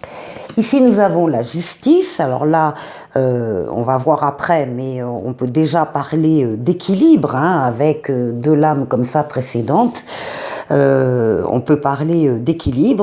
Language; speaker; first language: French; native; French